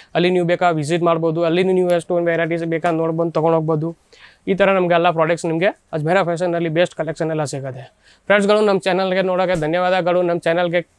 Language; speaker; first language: Kannada; non-native, learner; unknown